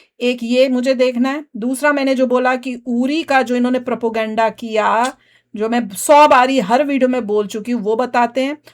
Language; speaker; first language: Hindi; native; Hindi